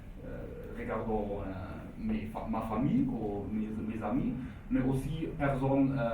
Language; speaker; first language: French; non-native, learner; German